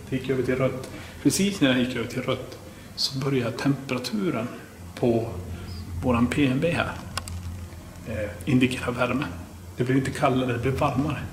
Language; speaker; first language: Swedish; native; Swedish